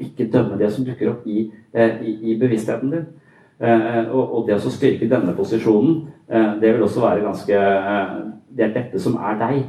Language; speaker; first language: Norwegian; native; Norwegian